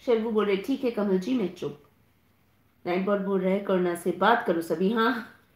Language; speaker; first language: Hindi; non-native, local second language; Bangla